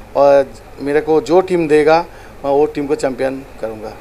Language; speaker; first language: Hindi; non-native, local second language; Bangla